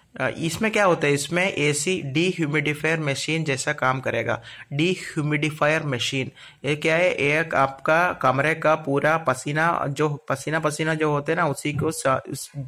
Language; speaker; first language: Hindi; non-native, local second language; Malayalam